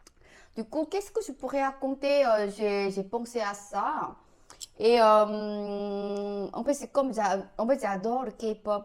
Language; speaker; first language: French; non-native, learner; Korean